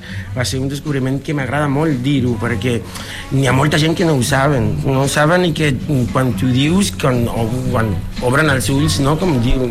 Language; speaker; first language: Catalan; non-native, fluent; Spanish